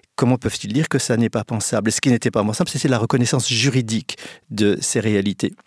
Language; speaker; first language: French; native; French